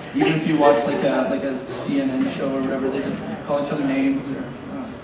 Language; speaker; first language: English; native; English